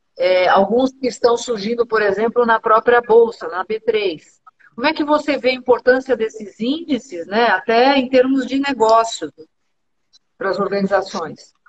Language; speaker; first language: Portuguese; native; Portuguese